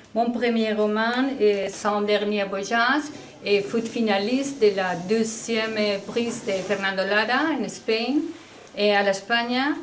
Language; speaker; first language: French; non-native, learner; Spanish